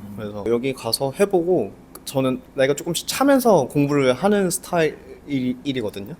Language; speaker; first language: Korean; native; Korean